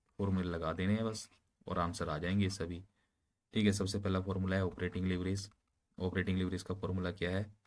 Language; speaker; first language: Hindi; native; Hindi